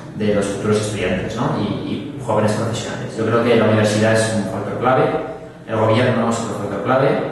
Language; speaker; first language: Spanish; native; Spanish